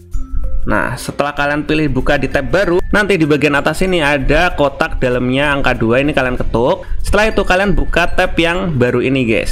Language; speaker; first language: Indonesian; native; Indonesian